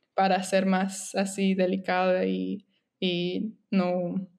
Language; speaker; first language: Spanish; non-native, fluent; English